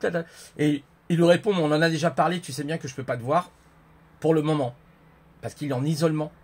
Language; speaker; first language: French; native; French